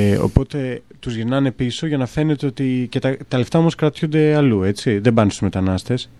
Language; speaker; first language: Greek; native; Greek